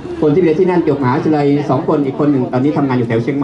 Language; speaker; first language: Thai; native; Thai